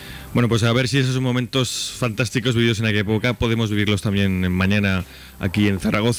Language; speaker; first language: Spanish; native; Spanish